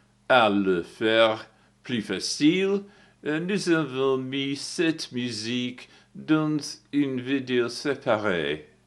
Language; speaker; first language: French; non-native, learner; English